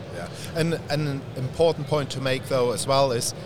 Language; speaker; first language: English; non-native, fluent; German